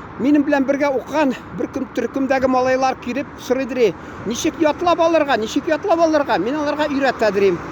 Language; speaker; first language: Tatar; early bilingual, heritage; Tatar